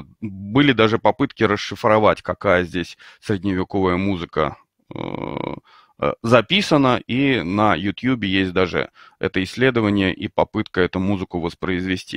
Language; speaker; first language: Russian; native; Russian